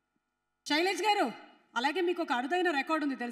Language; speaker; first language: Telugu; native; Telugu